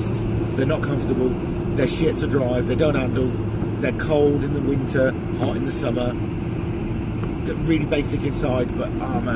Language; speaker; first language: English; native; English